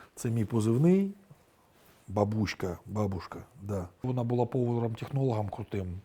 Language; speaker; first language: Ukrainian; non-native, local second language; Russian